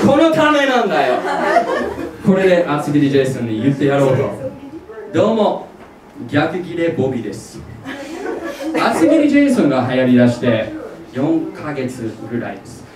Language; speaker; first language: Japanese; non-native, fluent; English